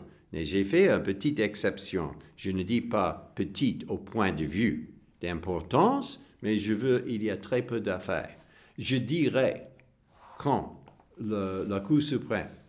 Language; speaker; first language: French; non-native, fluent; English